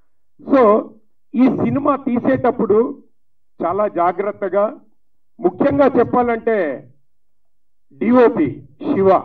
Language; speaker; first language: Telugu; native; Telugu